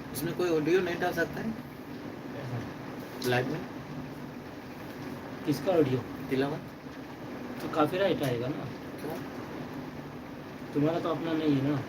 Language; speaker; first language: Hindi; non-native, learner; Bangla